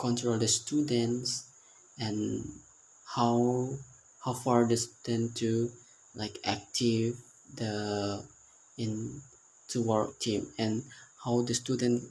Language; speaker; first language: English; non-native, learner; Indonesian